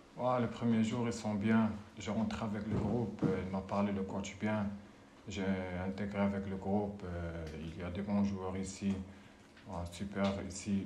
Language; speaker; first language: French; non-native, learner; Arabic